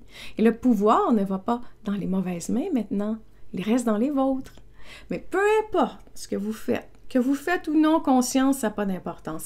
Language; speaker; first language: French; native; French